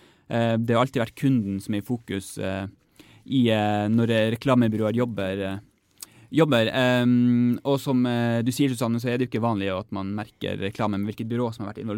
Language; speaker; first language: Norwegian; native; Norwegian